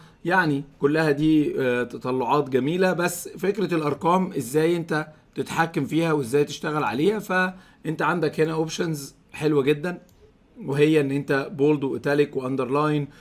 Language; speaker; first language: Arabic; native; Arabic